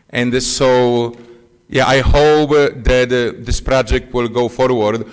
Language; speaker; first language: English; non-native, fluent; Polish